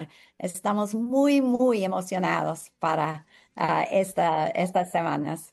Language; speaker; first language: Spanish; non-native, fluent; English